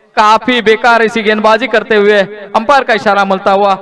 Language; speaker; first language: Hindi; non-native, local second language; Marathi